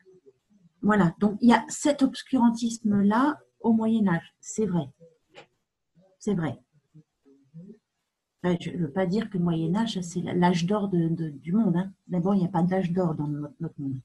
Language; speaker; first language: French; native; French